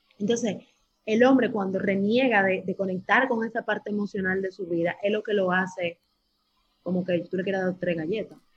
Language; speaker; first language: Spanish; native; Spanish